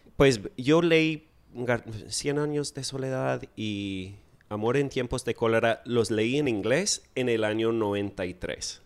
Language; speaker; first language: Spanish; non-native, fluent; English